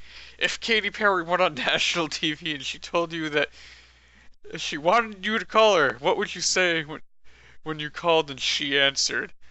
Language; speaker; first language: English; native; English